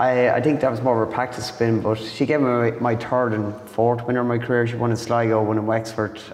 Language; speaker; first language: English; native; English